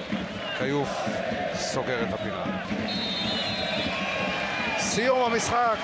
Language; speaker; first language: Hebrew; native; Hebrew